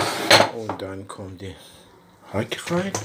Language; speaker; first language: German; non-native, fluent; Persian